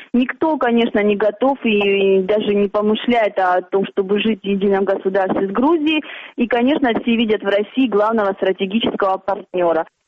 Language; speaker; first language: Russian; native; Russian